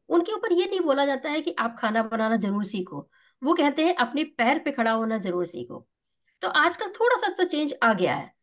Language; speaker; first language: Hindi; native; Hindi